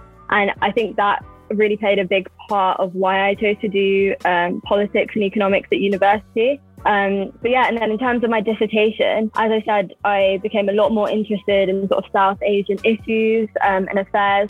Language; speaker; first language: English; native; English